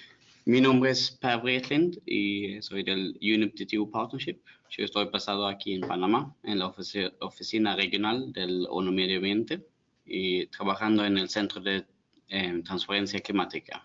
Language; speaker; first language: Spanish; non-native, fluent; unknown